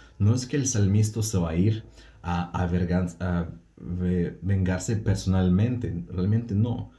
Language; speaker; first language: Spanish; non-native, fluent; Russian